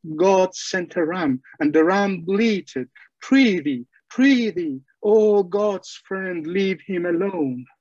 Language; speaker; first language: English; non-native, fluent; Persian